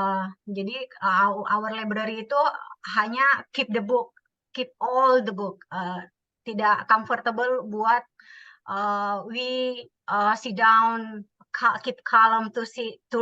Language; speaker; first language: English; non-native, learner; Indonesian